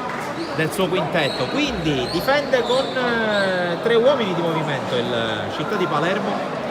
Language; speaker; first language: Italian; native; Italian